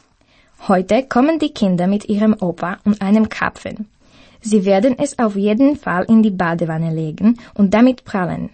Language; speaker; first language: German; non-native, learner; Slovak